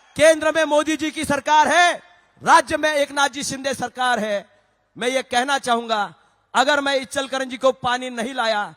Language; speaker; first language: Hindi; non-native, local second language; Marathi